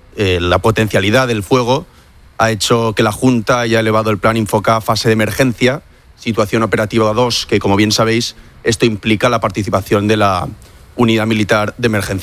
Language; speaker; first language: Spanish; native; Spanish